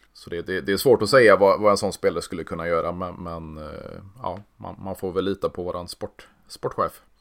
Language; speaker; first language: Swedish; native; Swedish